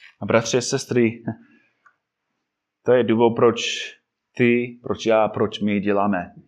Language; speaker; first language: Czech; non-native, fluent; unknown